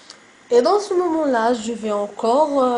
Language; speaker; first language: French; non-native, local second language; Arabic